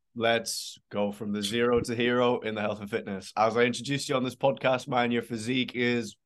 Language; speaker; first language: English; native; English